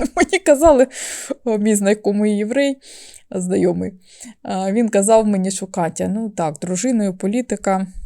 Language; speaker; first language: Ukrainian; native; Ukrainian